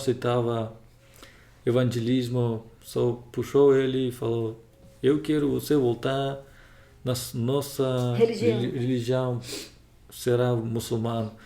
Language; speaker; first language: Portuguese; non-native, learner; Russian